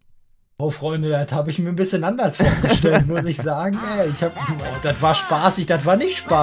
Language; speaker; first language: German; native; German